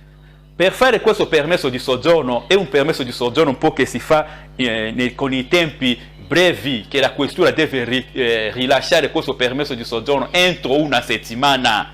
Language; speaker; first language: Italian; non-native, fluent; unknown